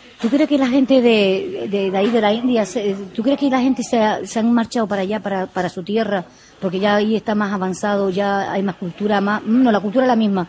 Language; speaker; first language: Spanish; native; Spanish